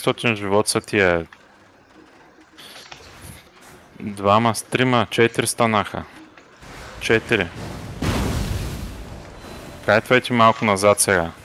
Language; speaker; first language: Bulgarian; native; Bulgarian